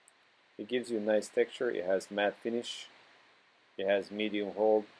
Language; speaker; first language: English; non-native, fluent; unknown